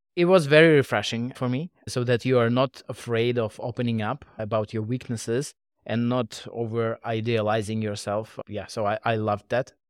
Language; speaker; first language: English; non-native, fluent; Russian